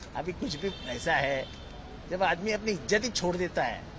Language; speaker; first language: Hindi; non-native, local second language; Marathi